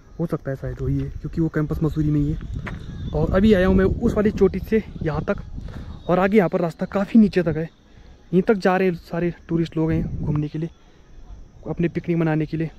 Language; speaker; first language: Hindi; native; Hindi